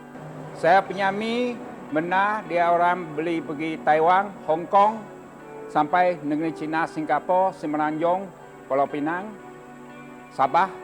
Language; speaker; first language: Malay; non-native, local second language; Chinese